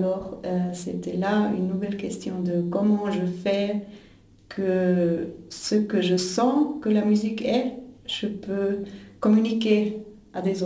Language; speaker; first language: French; non-native, local second language; German